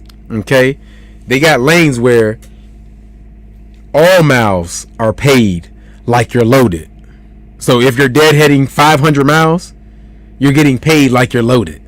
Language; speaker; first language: English; native; English